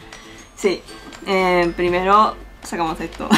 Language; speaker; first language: Spanish; non-native, fluent; Japanese